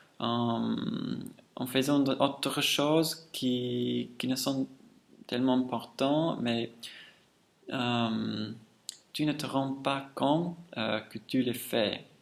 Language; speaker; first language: French; non-native, fluent; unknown